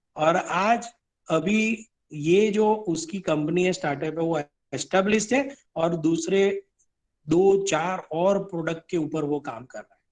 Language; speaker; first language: Hindi; non-native, local second language; Gujarati